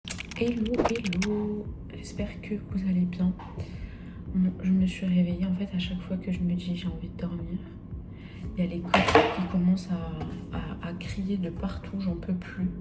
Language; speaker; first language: French; native; French